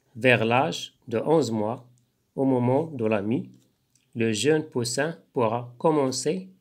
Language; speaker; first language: French; non-native, local second language; Arabic